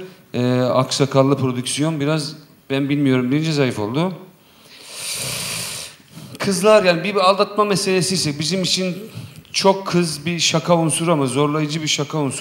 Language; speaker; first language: Turkish; native; Turkish